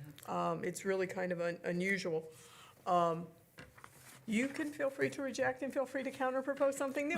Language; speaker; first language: English; native; English